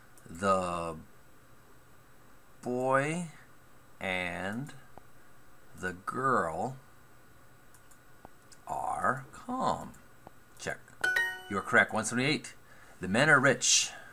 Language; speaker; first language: English; native; English